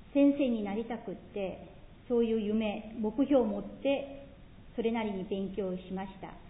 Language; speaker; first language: Japanese; non-native, fluent; Korean